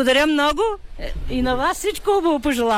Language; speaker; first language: Bulgarian; native; Bulgarian